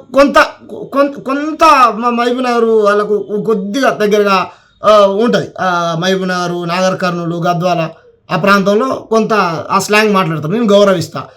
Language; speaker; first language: Telugu; native; Telugu